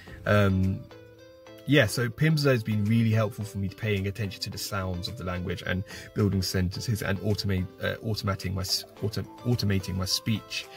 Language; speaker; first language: English; native; English